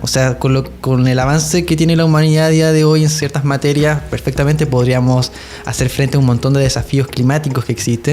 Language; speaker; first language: Spanish; native; Spanish